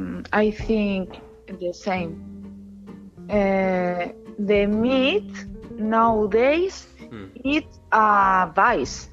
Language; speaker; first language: English; non-native, learner; Spanish